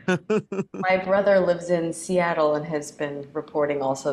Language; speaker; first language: English; native; English